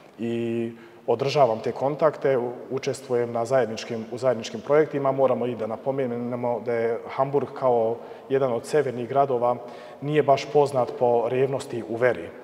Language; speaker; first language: Croatian; early bilingual, heritage; Serbian